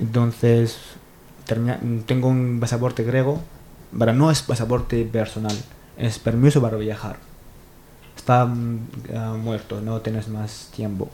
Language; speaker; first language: Spanish; non-native, learner; Arabic